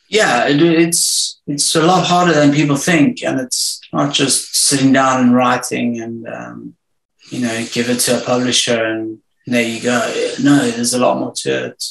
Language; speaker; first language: English; native; English